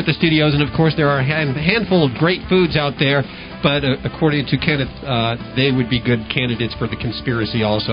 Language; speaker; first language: English; native; English